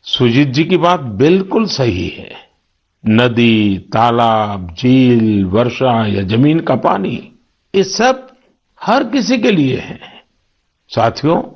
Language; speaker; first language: Hindi; non-native, local second language; Gujarati